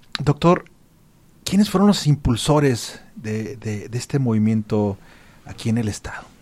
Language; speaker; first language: Spanish; native; Spanish